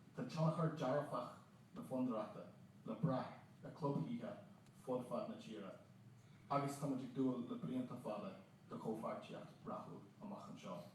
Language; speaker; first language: Irish; native; Irish